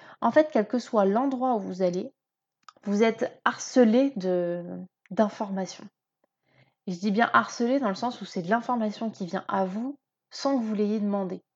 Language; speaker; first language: French; native; French